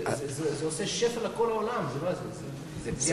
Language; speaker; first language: Hebrew; non-native, local second language; English